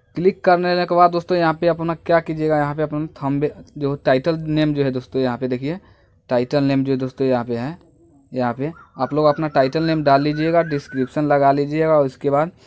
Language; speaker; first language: Hindi; native; Hindi